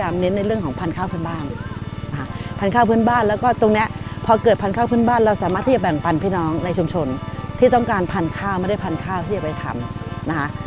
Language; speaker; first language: Thai; native; Thai